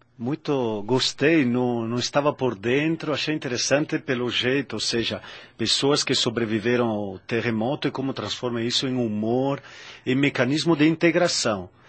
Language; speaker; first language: Portuguese; non-native, fluent; Italian